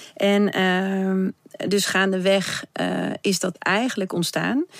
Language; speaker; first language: Dutch; early bilingual, other home language; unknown